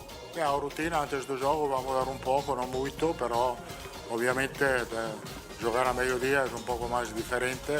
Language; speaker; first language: Portuguese; non-native, fluent; Italian